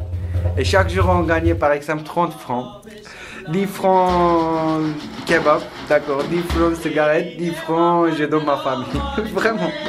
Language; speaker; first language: French; non-native, learner; Kurdish